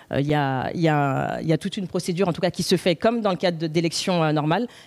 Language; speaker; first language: French; native; French